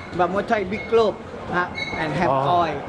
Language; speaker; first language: English; non-native, learner; Thai